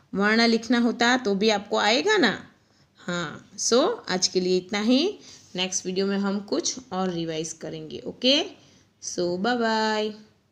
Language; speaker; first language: Hindi; non-native, local second language; Gujarati